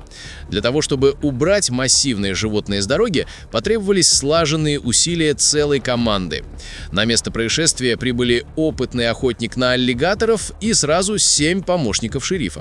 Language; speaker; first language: Russian; native; Russian